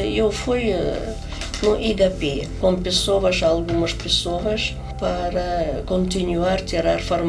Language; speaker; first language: Portuguese; non-native, learner; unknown